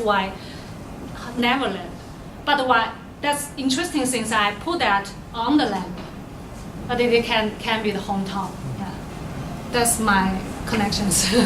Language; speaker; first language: English; non-native, learner; Chinese